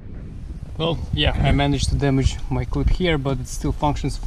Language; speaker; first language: English; non-native, fluent; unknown